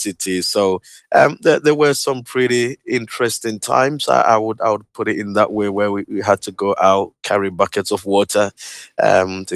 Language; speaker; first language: English; non-native, local second language; Akan